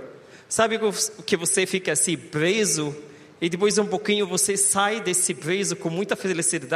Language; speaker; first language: Portuguese; non-native, learner; Arabic